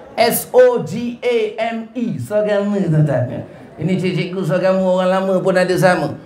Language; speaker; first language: Malay; native; Malay